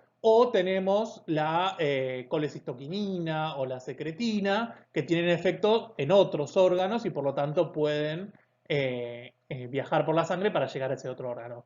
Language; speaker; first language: Spanish; native; Spanish